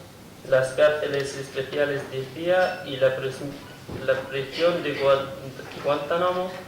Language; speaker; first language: Spanish; non-native, fluent; Kurdish